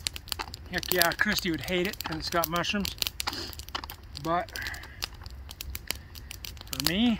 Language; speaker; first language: English; native; English